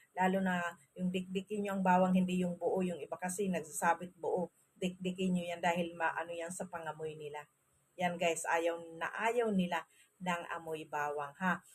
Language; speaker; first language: Filipino; non-native, local second language; Masbatenyo